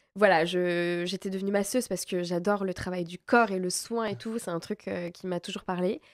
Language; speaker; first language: French; native; French